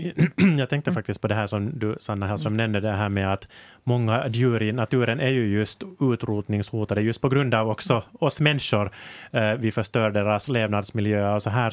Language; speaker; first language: Swedish; native; Swedish